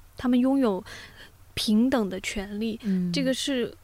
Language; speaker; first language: Chinese; native; Chinese